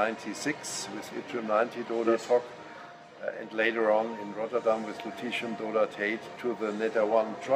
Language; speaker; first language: English; non-native, fluent; German